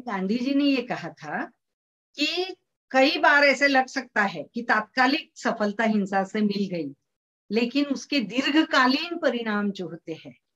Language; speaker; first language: Hindi; non-native, local second language; Marathi